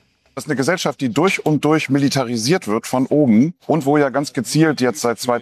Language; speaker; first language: German; native; German